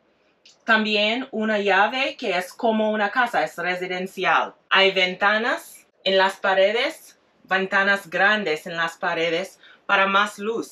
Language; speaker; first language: Spanish; non-native, fluent; English